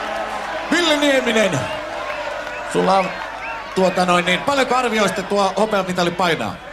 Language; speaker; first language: Finnish; native; Finnish